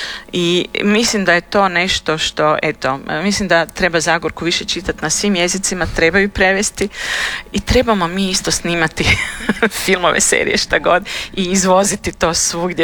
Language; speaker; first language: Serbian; early bilingual, heritage; Serbian